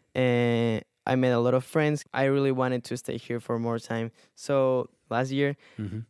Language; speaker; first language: English; non-native, fluent; Spanish